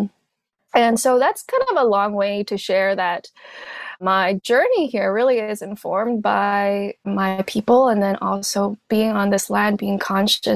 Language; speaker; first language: English; non-native, local second language; Cantonese